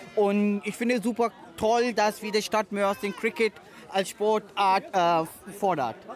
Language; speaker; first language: German; non-native, fluent; Urdu